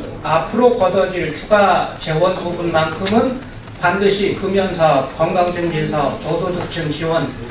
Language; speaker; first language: Korean; native; Korean